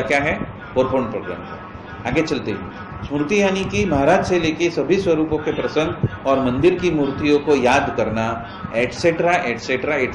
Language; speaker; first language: Hindi; non-native, local second language; Gujarati